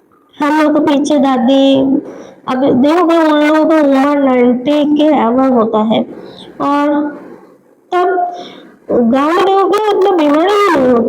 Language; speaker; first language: Hindi; non-native, local second language; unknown